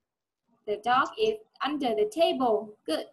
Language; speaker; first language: English; non-native, fluent; Vietnamese